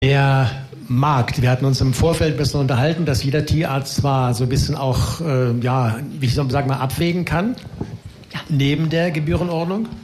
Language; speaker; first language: German; native; German